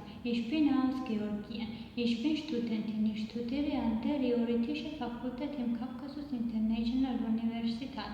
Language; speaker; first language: German; non-native, learner; Georgian